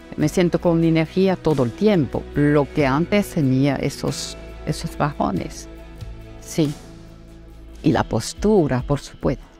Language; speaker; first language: Spanish; non-native, fluent; Italian